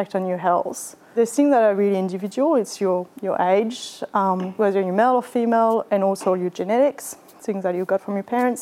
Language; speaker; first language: English; non-native, fluent; French